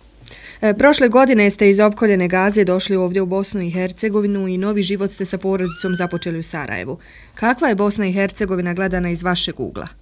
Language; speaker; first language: Croatian; native; Croatian